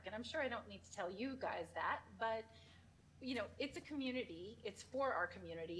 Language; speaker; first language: English; native; English